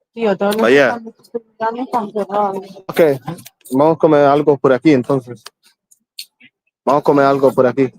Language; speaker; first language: Spanish; non-native, learner; English